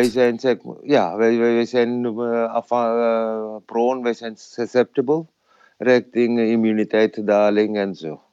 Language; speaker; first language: Dutch; non-native, fluent; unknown